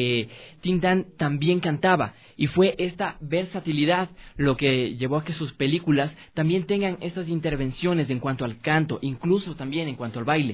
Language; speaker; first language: Spanish; native; Spanish